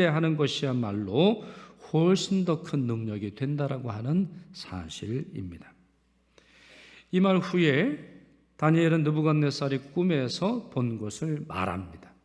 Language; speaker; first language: Korean; native; Korean